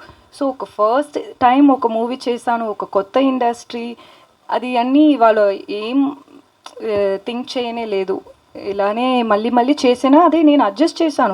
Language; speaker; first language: Telugu; non-native, local second language; Tamil